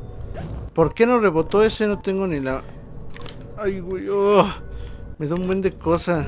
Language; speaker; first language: Spanish; native; Spanish